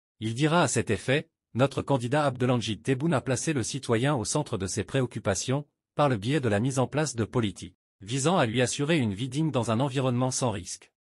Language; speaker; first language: French; non-native, local second language; Arabic